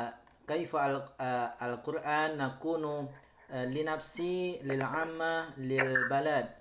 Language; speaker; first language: Arabic; non-native, learner; Indonesian